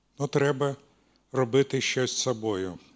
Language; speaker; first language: Ukrainian; non-native, local second language; Russian